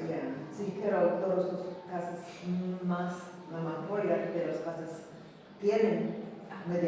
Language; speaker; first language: Spanish; non-native, learner; English